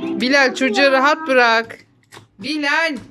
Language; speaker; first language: Turkish; native; Turkish